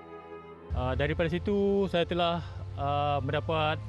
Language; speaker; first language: Malay; native; Malay